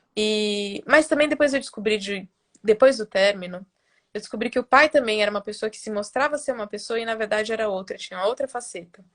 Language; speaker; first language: Portuguese; native; Portuguese